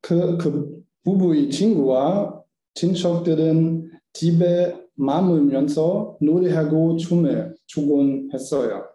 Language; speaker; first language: Korean; non-native, learner; German